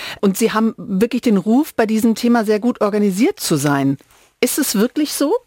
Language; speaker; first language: German; native; German